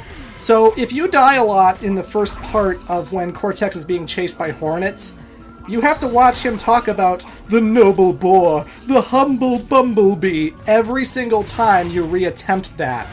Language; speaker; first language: English; native; English